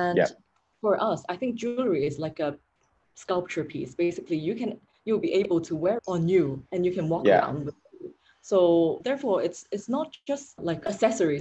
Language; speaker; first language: English; non-native, local second language; Cantonese